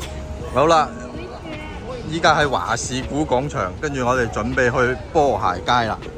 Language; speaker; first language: Chinese; native; Chinese